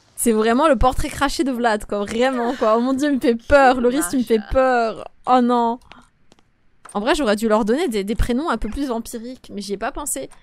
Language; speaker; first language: French; non-native, fluent; Polish